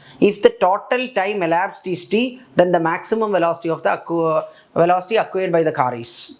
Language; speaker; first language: English; non-native, local second language; Malayalam